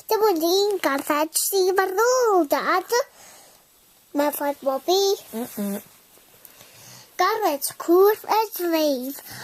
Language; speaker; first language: Welsh; non-native, local second language; English